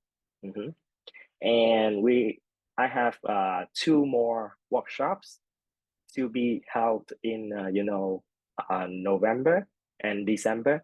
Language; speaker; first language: English; non-native, fluent; Vietnamese